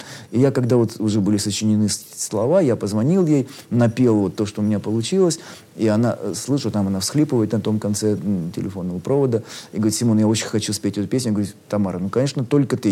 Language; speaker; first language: Russian; native; Russian